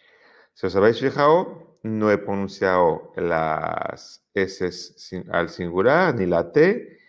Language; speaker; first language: Spanish; non-native, fluent; French